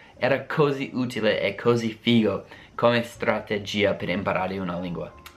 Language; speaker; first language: Italian; non-native, fluent; English